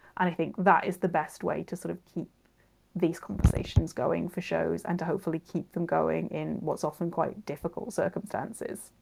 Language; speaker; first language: English; native; English